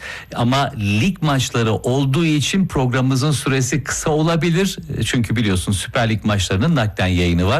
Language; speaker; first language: Turkish; native; Turkish